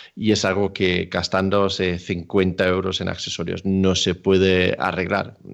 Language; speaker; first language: Spanish; non-native, fluent; Danish